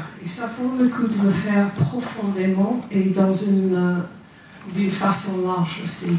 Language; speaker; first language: French; non-native, fluent; English